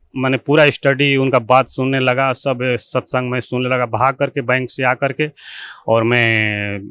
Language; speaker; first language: Hindi; native; Hindi